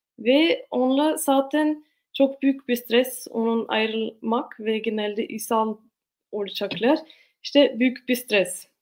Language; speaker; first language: Turkish; non-native, fluent; German